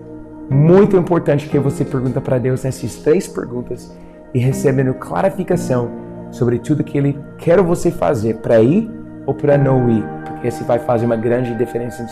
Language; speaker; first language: Portuguese; non-native, fluent; English